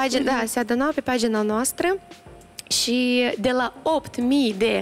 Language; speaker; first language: Romanian; non-native, local second language; Russian